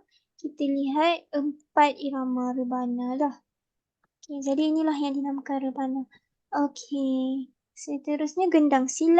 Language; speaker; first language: Malay; native; Malay